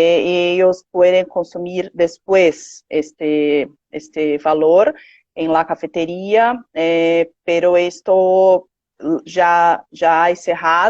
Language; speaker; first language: Spanish; non-native, learner; Portuguese